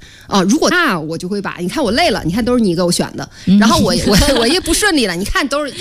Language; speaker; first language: Chinese; native; Chinese